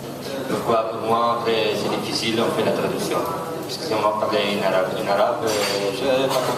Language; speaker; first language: French; non-native, learner; Italian